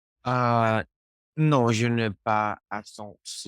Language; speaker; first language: French; non-native, learner; Spanish